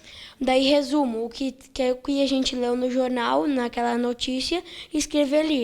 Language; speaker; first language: Portuguese; native; Portuguese